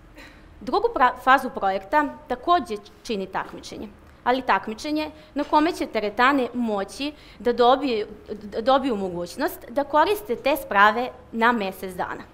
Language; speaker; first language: Serbian; native; Serbian